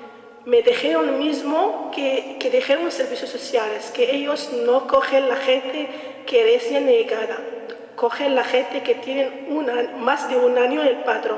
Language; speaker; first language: Spanish; non-native, learner; Arabic